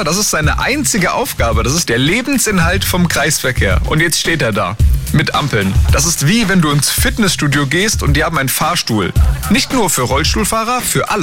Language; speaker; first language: German; native; German